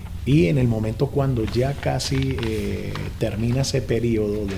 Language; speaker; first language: Spanish; native; Spanish